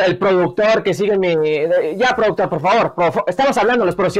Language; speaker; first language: Spanish; native; Spanish